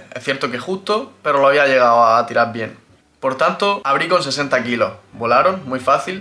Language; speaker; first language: Spanish; native; Spanish